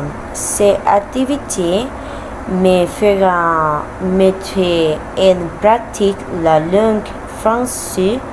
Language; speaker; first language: French; non-native, learner; Spanish